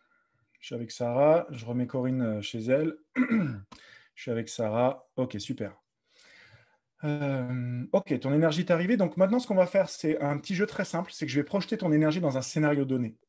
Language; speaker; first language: French; native; French